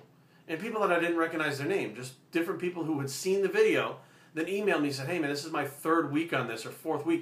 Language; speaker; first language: English; native; English